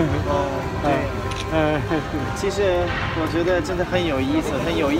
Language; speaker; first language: Chinese; non-native, fluent; Arabic